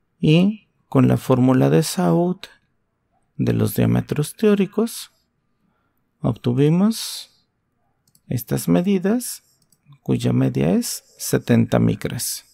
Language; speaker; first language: Spanish; native; Spanish